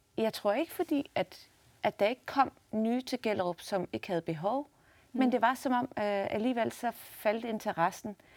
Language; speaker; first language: Danish; native; Danish